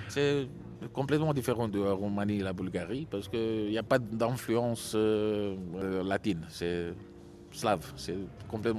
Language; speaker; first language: French; non-native, fluent; Romanian